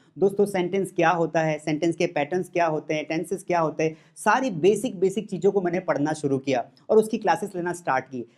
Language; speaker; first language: Hindi; native; Hindi